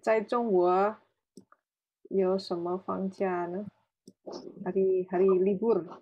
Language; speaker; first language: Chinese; non-native, fluent; Indonesian